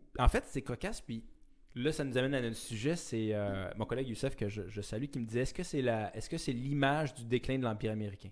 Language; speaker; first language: French; native; French